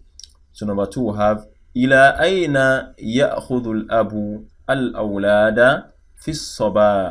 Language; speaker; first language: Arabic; non-native, fluent; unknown